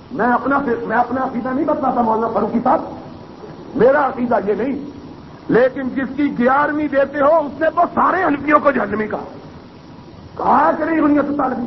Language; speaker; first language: Urdu; non-native, local second language; Punjabi